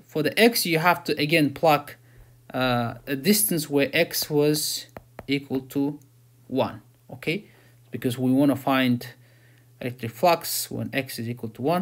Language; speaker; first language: English; non-native, fluent; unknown